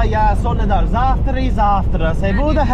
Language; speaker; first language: Russian; non-native, learner; English